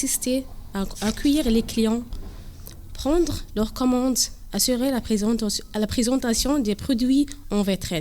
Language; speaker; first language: French; non-native, learner; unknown